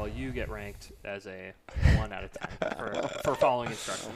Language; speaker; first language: English; native; English